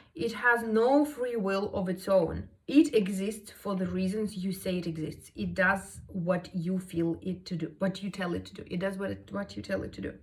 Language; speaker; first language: English; non-native, fluent; Russian